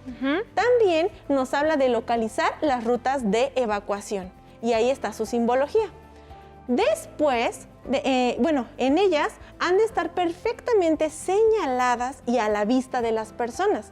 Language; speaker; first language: Spanish; native; Spanish